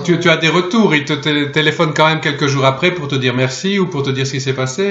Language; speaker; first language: French; native; French